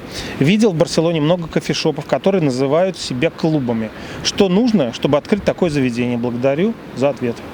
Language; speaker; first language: Russian; native; Russian